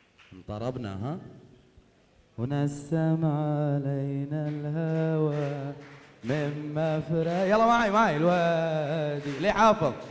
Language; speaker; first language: Arabic; native; Arabic